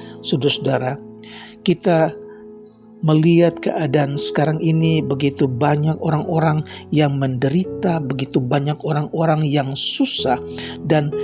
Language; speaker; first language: Indonesian; native; Indonesian